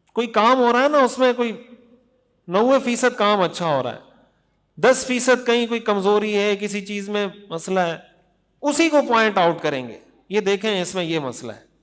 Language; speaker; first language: Urdu; non-native, local second language; Pashto